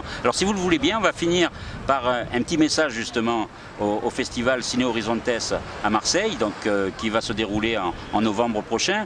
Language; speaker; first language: French; native; French